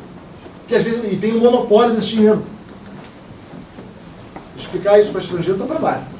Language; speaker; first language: Portuguese; native; Portuguese